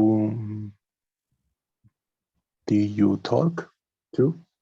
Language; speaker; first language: English; non-native, learner; Spanish